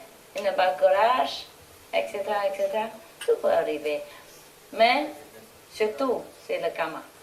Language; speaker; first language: French; non-native, fluent; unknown